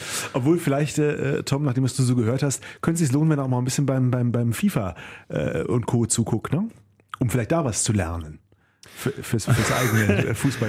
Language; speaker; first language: German; native; German